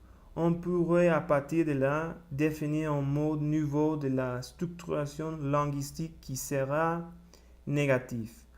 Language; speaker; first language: French; non-native, learner; Spanish